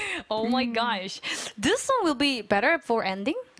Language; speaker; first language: English; non-native, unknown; Korean